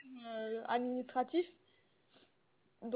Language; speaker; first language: French; native; French